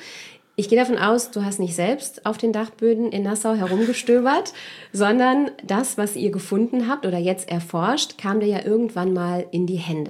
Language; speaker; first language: German; native; German